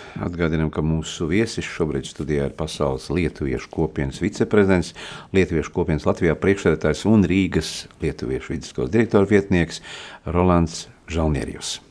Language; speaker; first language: Latvian; native; Latvian